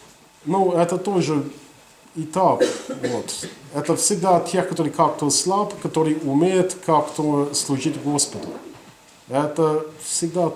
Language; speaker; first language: Russian; non-native, fluent; English